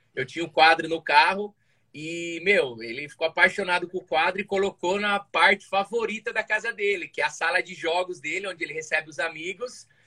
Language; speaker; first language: Portuguese; native; Portuguese